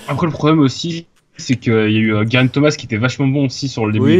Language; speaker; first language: French; native; French